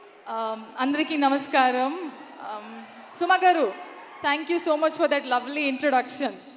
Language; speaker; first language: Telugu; non-native, learner; Kannada